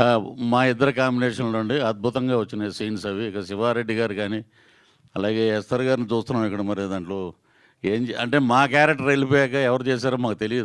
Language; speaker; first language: Telugu; native; Telugu